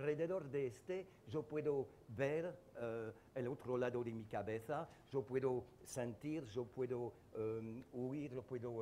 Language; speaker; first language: Spanish; non-native, learner; French